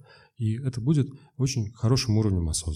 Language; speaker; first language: Russian; native; Russian